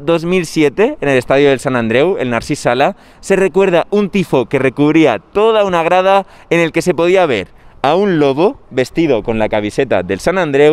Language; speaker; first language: Spanish; native; Spanish